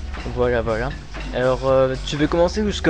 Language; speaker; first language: French; native; French